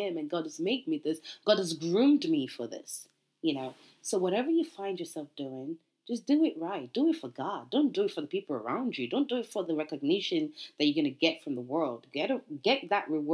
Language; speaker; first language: English; non-native, local second language; Yoruba